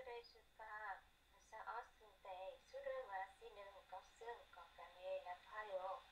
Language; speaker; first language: Korean; non-native, learner; Vietnamese